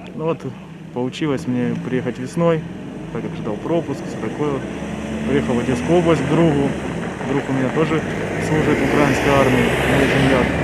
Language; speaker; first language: Russian; native; Russian